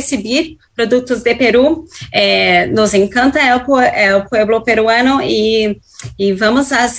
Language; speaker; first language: Spanish; non-native, fluent; Portuguese